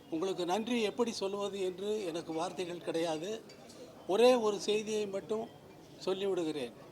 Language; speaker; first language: Tamil; native; Tamil